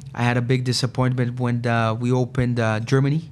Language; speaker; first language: English; non-native, fluent; Portuguese